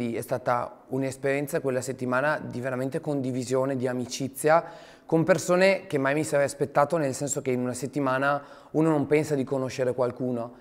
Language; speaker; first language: Italian; native; Italian